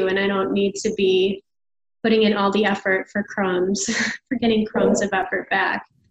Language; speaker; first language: English; native; English